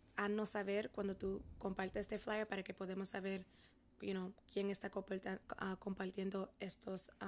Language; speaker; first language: Spanish; early bilingual, heritage; Spanish